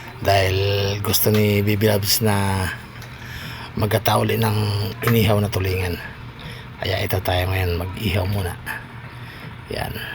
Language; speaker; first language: Filipino; non-native, local second language; Bikol